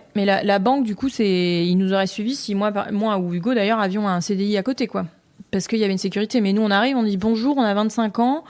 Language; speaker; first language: French; native; French